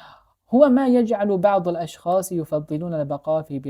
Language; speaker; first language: Arabic; non-native, fluent; Uzbek